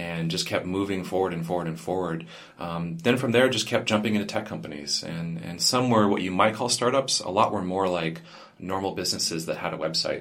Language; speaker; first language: English; native; English